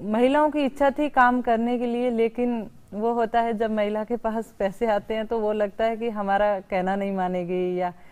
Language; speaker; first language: Hindi; native; Hindi